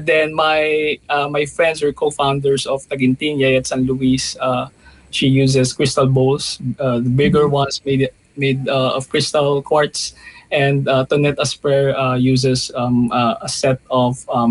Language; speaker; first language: English; non-native, local second language; Filipino